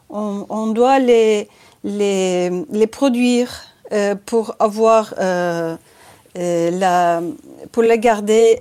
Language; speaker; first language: French; non-native, fluent; Turkish